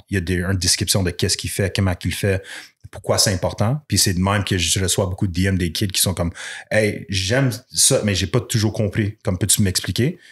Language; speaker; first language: French; non-native, local second language; English